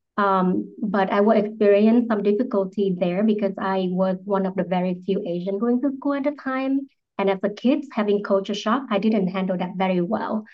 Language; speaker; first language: English; non-native, fluent; Vietnamese